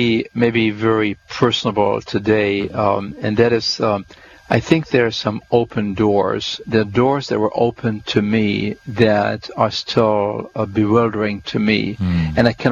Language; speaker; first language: English; non-native, fluent; German